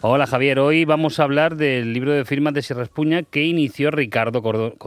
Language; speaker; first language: Spanish; native; Spanish